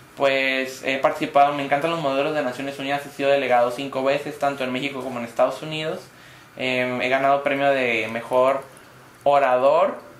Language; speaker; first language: Spanish; native; Spanish